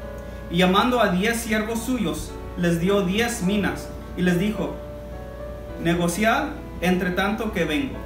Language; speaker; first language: Spanish; early bilingual, heritage; Spanish